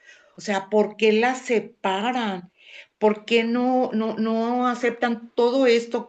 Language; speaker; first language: Spanish; native; Spanish